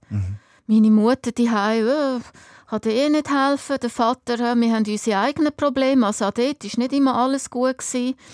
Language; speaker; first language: German; native; German